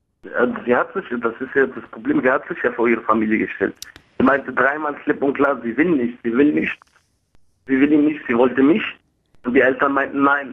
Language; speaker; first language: German; early bilingual, other home language; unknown